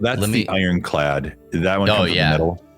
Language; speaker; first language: English; native; English